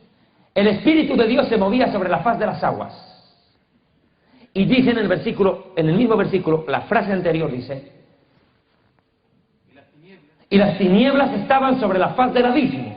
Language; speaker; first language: Spanish; native; Spanish